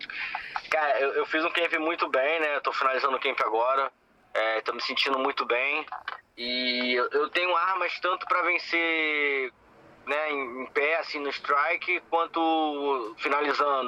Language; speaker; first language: Portuguese; native; Portuguese